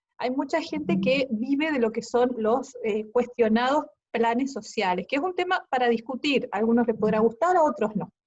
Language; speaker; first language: Spanish; native; Spanish